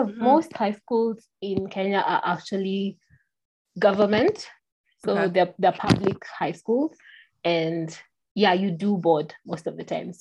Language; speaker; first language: English; non-native, local second language; Kikuyu